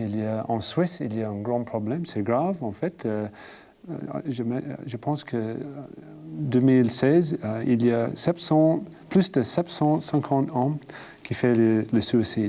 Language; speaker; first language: French; non-native, learner; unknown